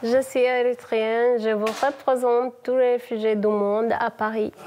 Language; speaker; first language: French; non-native, learner; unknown